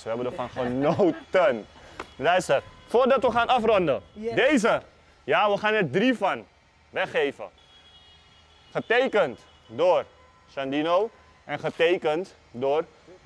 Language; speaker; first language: Dutch; native; Dutch